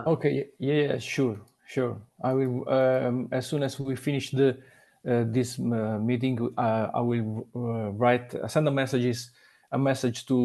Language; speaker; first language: English; non-native, learner; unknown